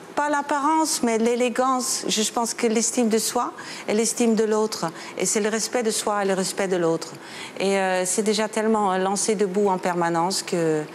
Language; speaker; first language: French; non-native, fluent; Dutch